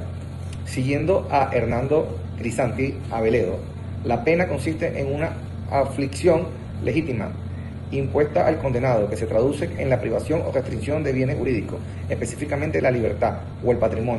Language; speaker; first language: Spanish; native; Spanish